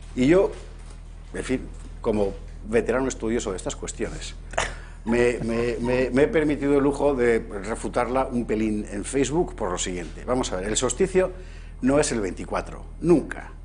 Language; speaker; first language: Spanish; native; Spanish